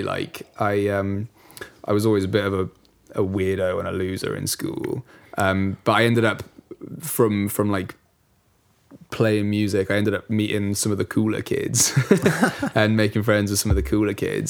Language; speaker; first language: English; native; English